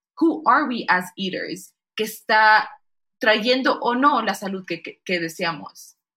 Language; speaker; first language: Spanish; early bilingual, heritage; Spanish